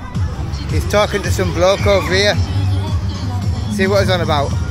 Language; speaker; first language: English; native; English